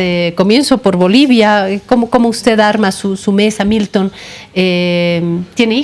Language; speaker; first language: Spanish; native; Spanish